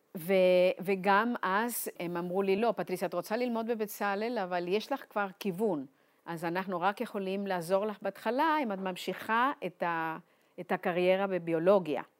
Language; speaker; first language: Hebrew; non-native, fluent; Spanish